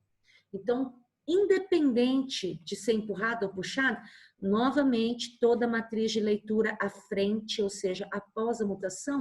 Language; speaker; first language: Portuguese; native; Portuguese